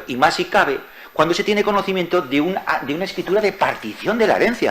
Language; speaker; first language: Spanish; native; Spanish